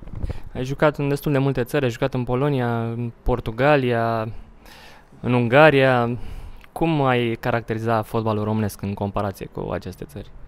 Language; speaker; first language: Romanian; native; Romanian